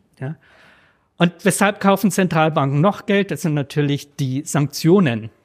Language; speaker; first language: German; native; German